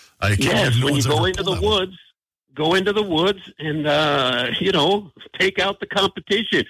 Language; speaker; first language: English; native; English